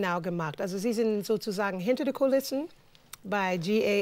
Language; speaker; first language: German; non-native, fluent; English